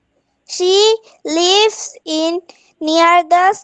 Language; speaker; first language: English; non-native, learner; Bangla